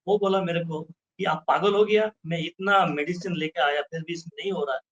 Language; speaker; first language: Hindi; non-native, fluent; Bangla